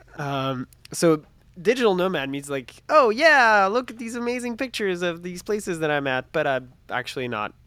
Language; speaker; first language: English; non-native, fluent; French